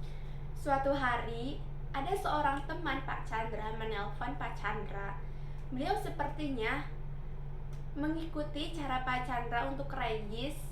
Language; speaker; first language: Indonesian; native; Indonesian